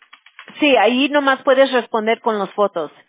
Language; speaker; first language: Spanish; early bilingual, heritage; Spanish